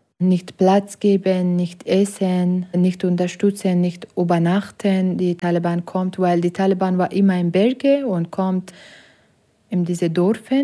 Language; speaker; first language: German; non-native, learner; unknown